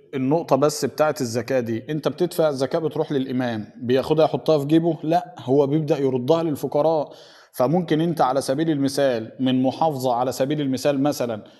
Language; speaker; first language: Arabic; native; Arabic